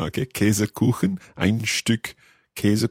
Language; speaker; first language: German; non-native, learner; English